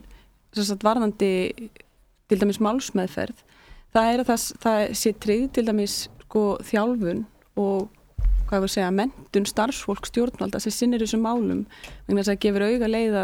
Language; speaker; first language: Icelandic; native; Icelandic